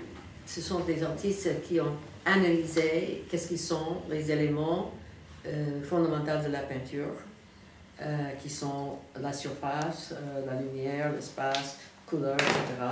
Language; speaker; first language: French; non-native, fluent; English